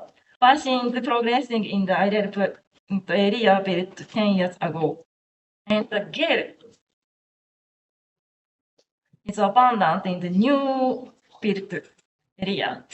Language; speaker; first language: English; non-native, learner; Japanese